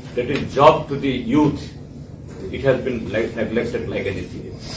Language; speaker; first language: English; non-native, local second language; Bangla